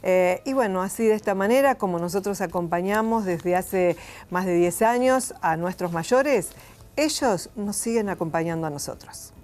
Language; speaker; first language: Spanish; native; Spanish